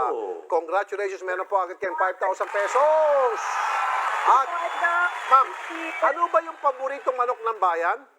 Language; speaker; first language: Filipino; native; Filipino